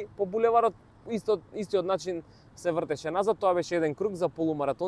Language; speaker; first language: Macedonian; native; Macedonian